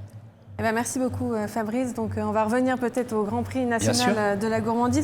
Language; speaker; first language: French; native; French